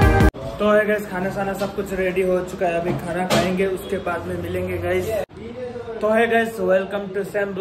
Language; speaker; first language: Hindi; non-native, local second language; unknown